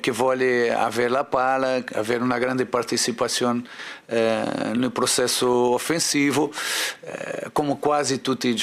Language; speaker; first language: Italian; non-native, fluent; Portuguese